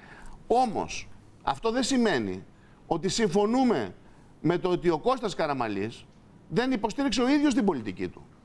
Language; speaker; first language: Greek; native; Greek